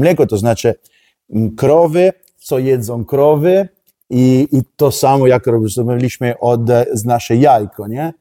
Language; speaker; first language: Polish; non-native, learner; Italian